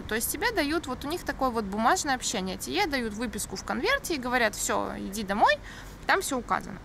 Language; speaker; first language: Russian; native; Russian